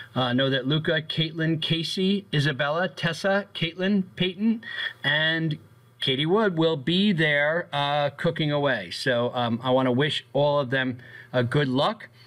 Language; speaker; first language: English; native; English